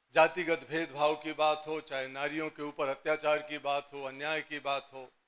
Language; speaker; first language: Hindi; native; Hindi